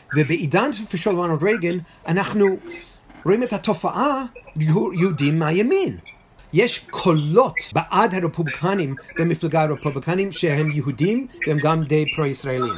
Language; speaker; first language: Hebrew; non-native, fluent; English